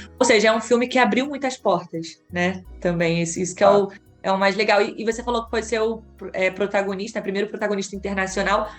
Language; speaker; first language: Portuguese; native; Portuguese